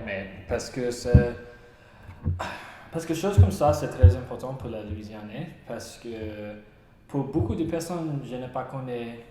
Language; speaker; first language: French; non-native, learner; English